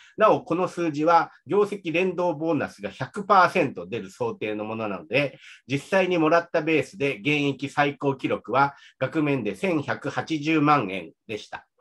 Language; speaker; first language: Japanese; native; Japanese